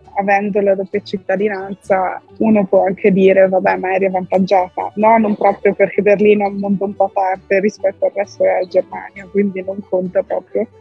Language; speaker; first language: Italian; native; Italian